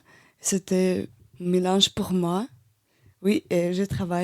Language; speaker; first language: French; non-native, learner; Russian